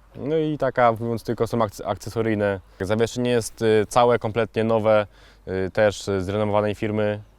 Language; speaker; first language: Polish; native; Polish